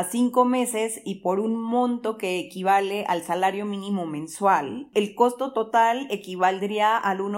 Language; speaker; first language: Spanish; native; Spanish